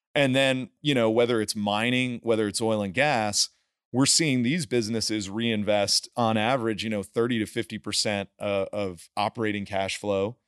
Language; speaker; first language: English; native; English